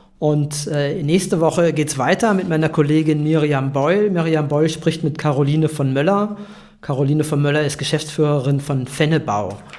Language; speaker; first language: German; native; German